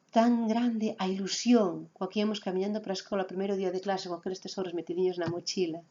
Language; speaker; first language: Galician; native; Galician